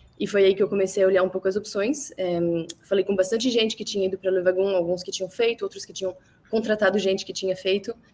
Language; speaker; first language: Portuguese; early bilingual, other home language; French